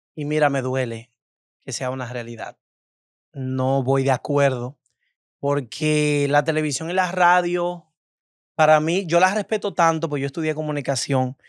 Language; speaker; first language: Spanish; native; Spanish